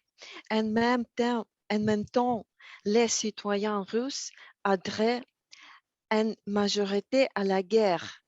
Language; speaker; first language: French; non-native, learner; Russian